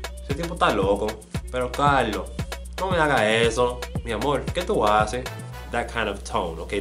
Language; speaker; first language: Spanish; non-native, fluent; English